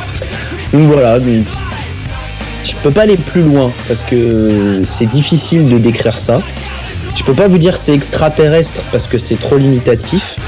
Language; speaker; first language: French; native; French